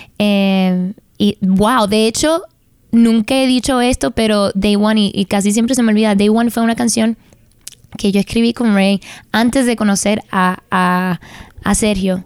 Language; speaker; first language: Spanish; early bilingual, heritage; Spanish